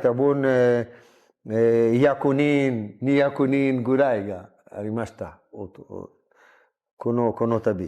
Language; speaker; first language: Japanese; non-native, learner; Hebrew